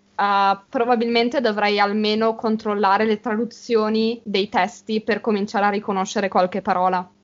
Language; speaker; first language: Italian; native; Italian